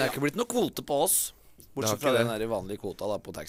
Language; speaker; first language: Norwegian; native; Norwegian